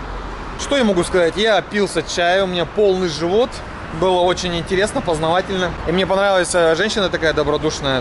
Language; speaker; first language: Russian; native; Russian